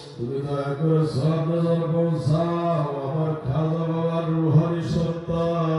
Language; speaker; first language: Bangla; native; Bangla